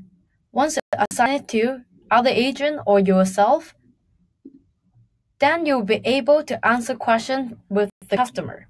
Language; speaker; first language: English; non-native, fluent; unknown